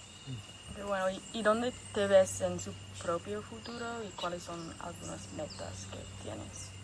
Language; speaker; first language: Spanish; non-native, learner; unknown